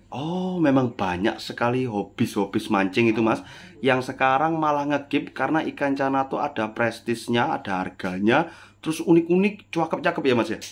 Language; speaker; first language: Indonesian; native; Indonesian